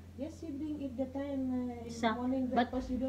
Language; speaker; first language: English; non-native, learner; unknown